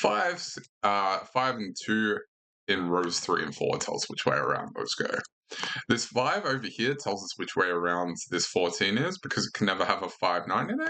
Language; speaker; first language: English; native; English